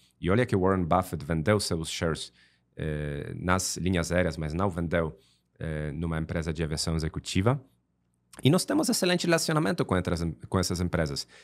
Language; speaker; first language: Portuguese; non-native, fluent; Polish